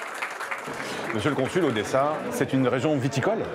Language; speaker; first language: French; native; French